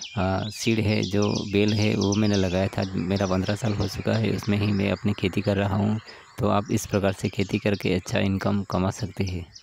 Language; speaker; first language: Hindi; non-native, local second language; Gujarati